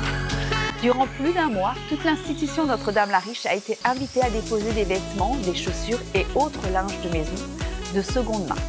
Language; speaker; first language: French; native; French